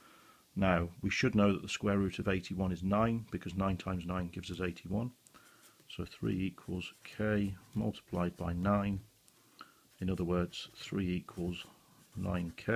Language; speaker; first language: English; native; English